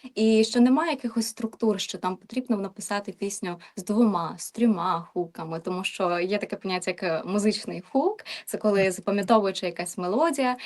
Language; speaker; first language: Ukrainian; native; Ukrainian